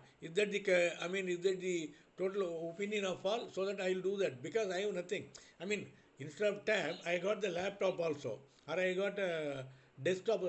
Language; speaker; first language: English; non-native, local second language; Tamil